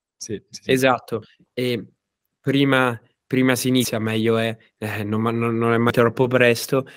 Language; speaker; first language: Italian; native; Italian